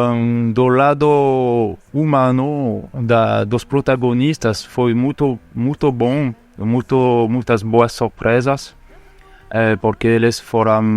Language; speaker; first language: Portuguese; non-native, fluent; French